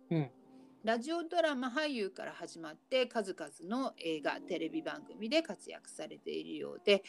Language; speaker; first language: Japanese; native; Japanese